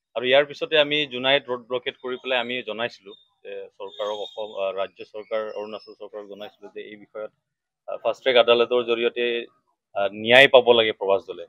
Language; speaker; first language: Assamese; non-native, local second language; Mising